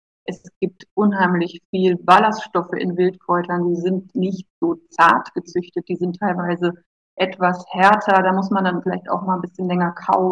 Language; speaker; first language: German; native; German